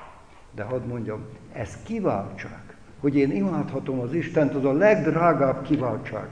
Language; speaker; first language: Hungarian; native; Hungarian